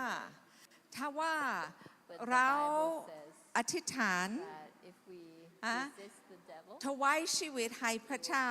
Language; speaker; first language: Thai; non-native, fluent; English